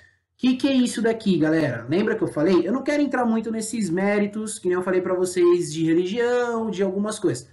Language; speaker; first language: Portuguese; native; Portuguese